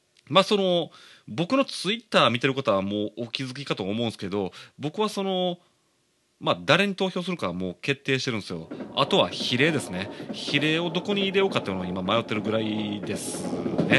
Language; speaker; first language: Japanese; native; Japanese